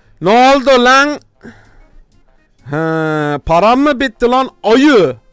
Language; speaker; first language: Turkish; native; Turkish